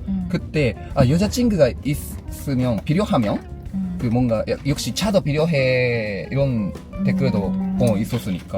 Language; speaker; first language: Korean; non-native, learner; Japanese